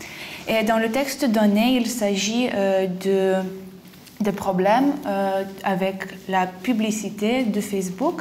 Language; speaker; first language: French; non-native, fluent; Lithuanian